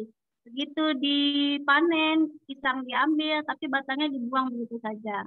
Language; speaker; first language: Indonesian; native; Indonesian